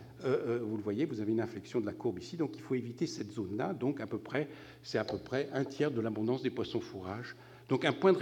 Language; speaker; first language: French; native; French